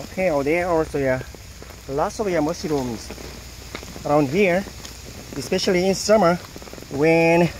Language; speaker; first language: English; non-native, fluent; Korean